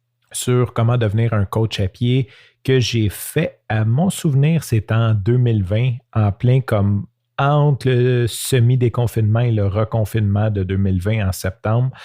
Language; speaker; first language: French; native; French